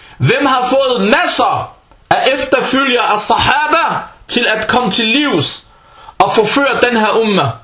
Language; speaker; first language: Danish; early bilingual, other home language; Arabic